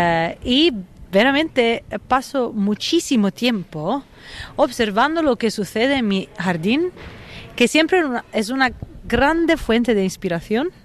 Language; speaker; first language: Spanish; non-native, fluent; Italian